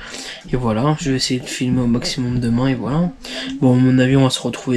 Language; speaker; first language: French; native; French